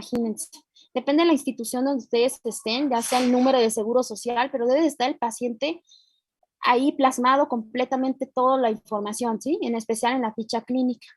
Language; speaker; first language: Spanish; native; Spanish